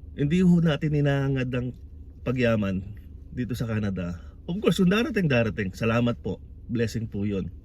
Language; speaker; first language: Filipino; native; Filipino